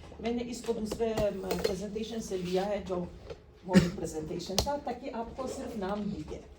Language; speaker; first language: Hindi; non-native, fluent; Polish